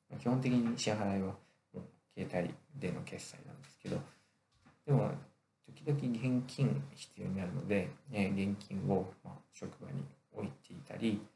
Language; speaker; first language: Japanese; native; Japanese